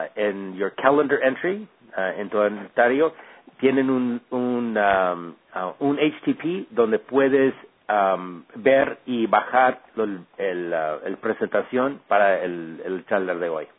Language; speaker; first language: Spanish; non-native, learner; English